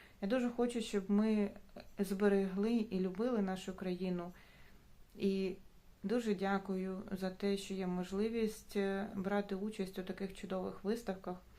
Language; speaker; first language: Ukrainian; non-native, local second language; Russian